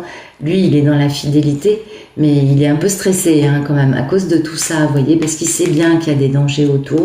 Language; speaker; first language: French; native; French